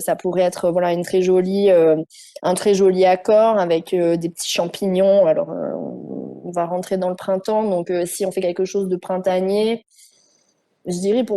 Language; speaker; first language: French; native; French